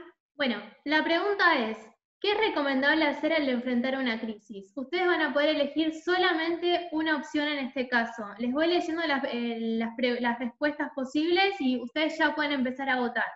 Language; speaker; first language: Spanish; native; Spanish